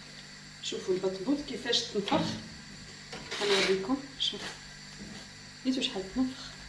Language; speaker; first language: Arabic; native; Arabic